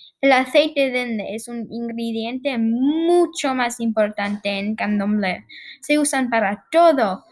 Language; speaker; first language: Spanish; non-native, learner; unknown